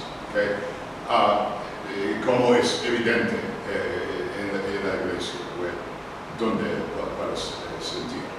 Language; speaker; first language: Spanish; non-native, learner; English